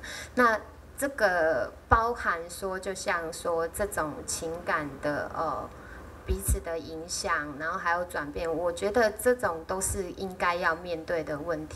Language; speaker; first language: Chinese; native; Chinese